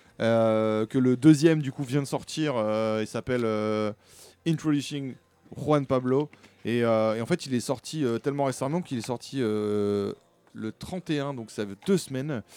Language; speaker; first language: French; native; French